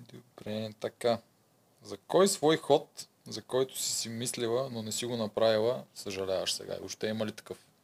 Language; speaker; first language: Bulgarian; native; Bulgarian